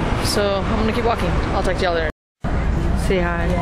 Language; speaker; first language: English; native; English